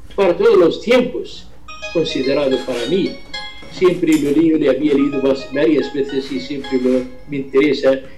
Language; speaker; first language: Spanish; non-native, fluent; Arabic